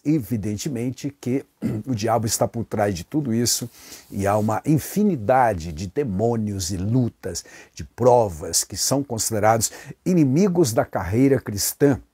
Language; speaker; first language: Portuguese; native; Portuguese